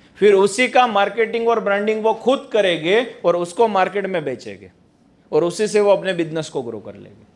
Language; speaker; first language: Hindi; non-native, local second language; Gujarati